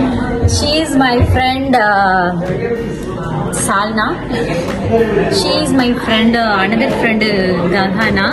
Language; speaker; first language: English; non-native, learner; Kannada